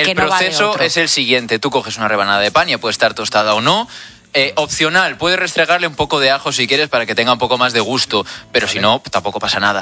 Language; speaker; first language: Spanish; non-native, local second language; Catalan